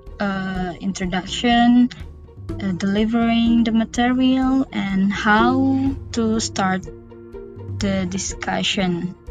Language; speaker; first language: English; non-native, learner; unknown